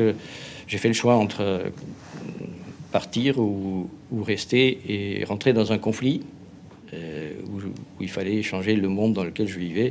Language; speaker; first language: French; non-native, fluent; Spanish